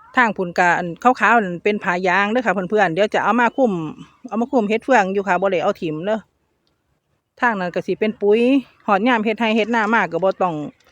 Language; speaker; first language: Thai; native; Thai